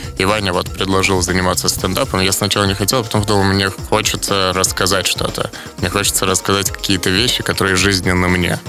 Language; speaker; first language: Russian; early bilingual, other home language; Azerbaijani